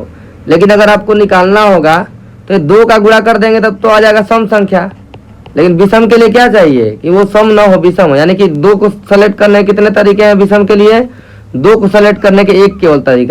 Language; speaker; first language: Hindi; native; Hindi